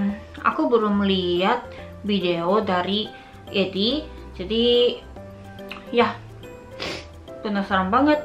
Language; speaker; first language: Indonesian; non-native, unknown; Japanese